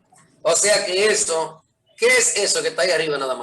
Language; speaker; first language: Spanish; native; Spanish